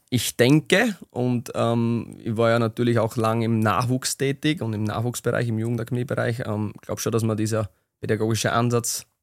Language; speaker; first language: German; native; German